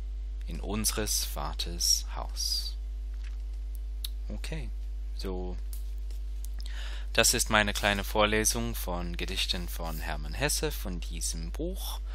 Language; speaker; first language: German; non-native, fluent; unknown